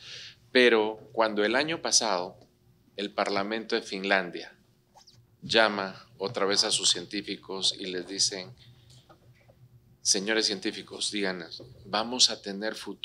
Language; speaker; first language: Spanish; native; Spanish